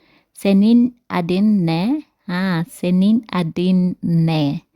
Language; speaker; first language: Turkish; non-native, learner; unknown